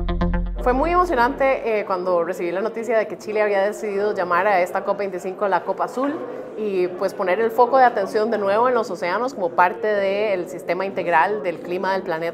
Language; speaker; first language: Spanish; native; Spanish